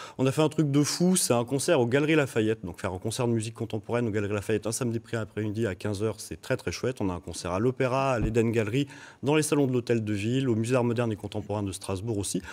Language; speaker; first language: French; native; French